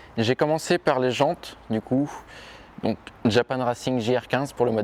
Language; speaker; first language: French; native; French